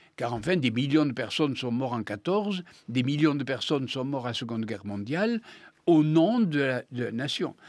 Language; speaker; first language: French; native; French